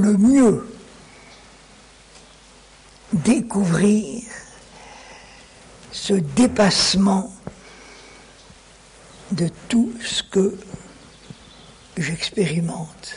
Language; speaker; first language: French; native; French